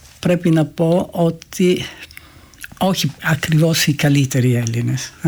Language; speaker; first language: Greek; non-native, fluent; Italian